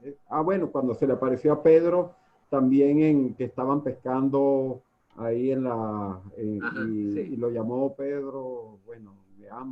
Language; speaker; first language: Spanish; native; Spanish